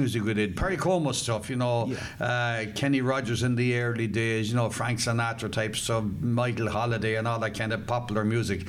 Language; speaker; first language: English; native; English